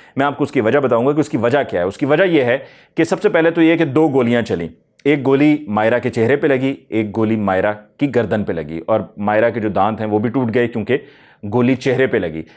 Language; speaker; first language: Urdu; native; Urdu